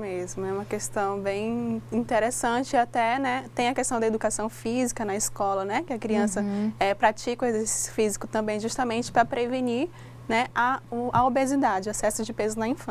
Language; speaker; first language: Portuguese; native; Portuguese